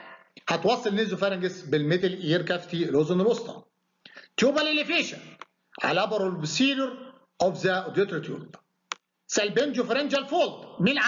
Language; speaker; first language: Arabic; native; Arabic